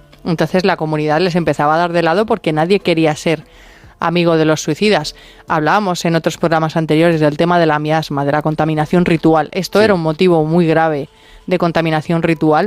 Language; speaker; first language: Spanish; native; Spanish